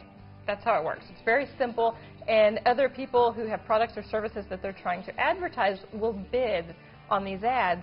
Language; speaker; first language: English; native; English